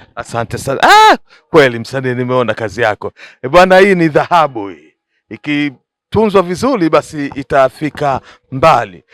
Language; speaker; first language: Swahili; native; Swahili